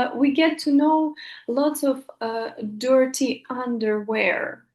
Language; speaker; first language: English; non-native, fluent; Russian